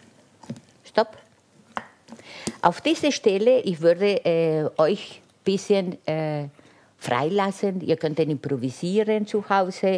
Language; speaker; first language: German; non-native, fluent; Italian